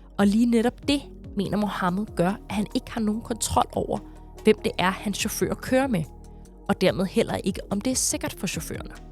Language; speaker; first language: Danish; native; Danish